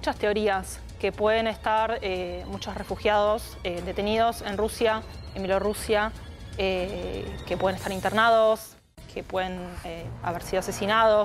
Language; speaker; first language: Spanish; early bilingual, other home language; Ukrainian